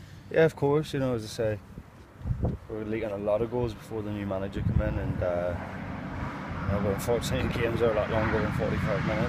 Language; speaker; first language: English; native; English